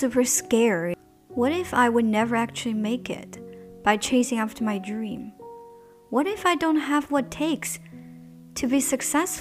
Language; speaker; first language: English; non-native, fluent; Chinese